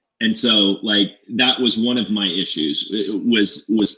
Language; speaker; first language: English; native; English